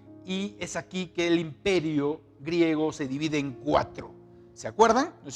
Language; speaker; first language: Spanish; native; Spanish